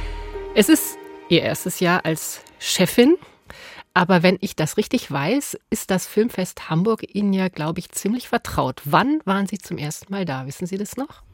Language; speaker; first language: German; native; German